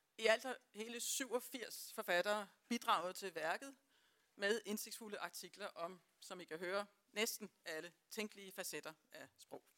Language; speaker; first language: Danish; native; Danish